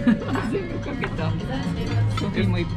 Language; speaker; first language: Japanese; native; Japanese